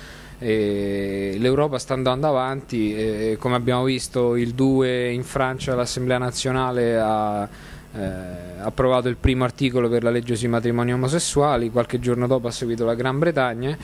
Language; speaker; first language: Italian; native; Italian